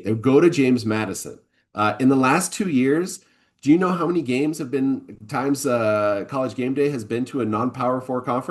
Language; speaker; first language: English; native; English